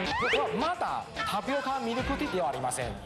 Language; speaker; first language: Japanese; non-native, fluent; Chinese